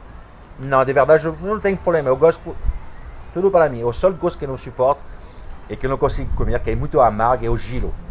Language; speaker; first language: Portuguese; non-native, fluent; French